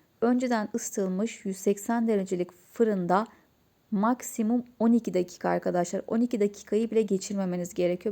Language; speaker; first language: Turkish; native; Turkish